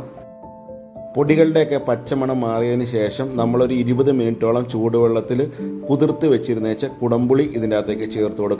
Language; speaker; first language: Malayalam; native; Malayalam